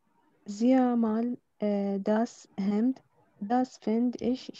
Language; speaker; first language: German; non-native, learner; Arabic